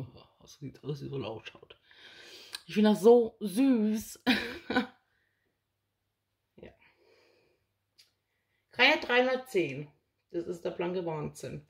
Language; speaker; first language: German; native; German